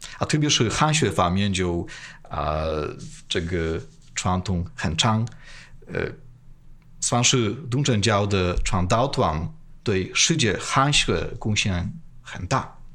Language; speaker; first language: Chinese; non-native, fluent; Polish